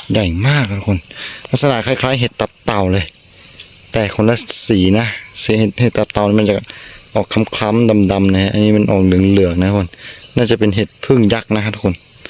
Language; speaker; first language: Thai; non-native, local second language; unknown